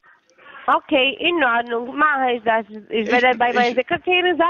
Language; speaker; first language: German; non-native, fluent; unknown